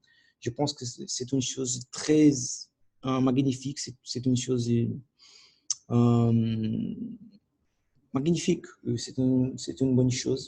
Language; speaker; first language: French; non-native, learner; Portuguese